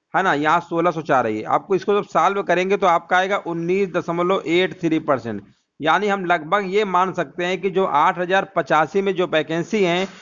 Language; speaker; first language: Hindi; native; Hindi